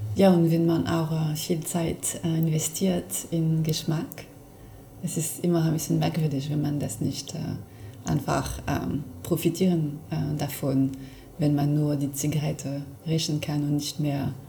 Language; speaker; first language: German; non-native, fluent; French